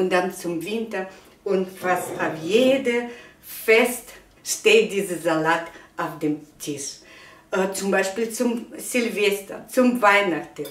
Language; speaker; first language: German; non-native, fluent; Russian